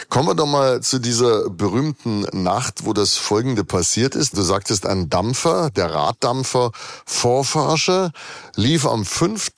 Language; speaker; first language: German; native; German